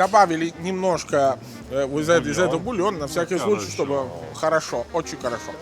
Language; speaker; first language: Russian; non-native, fluent; Italian